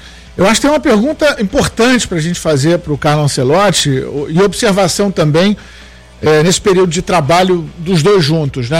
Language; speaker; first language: Portuguese; native; Portuguese